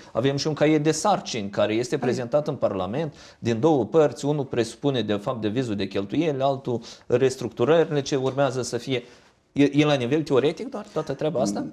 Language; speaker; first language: Romanian; native; Romanian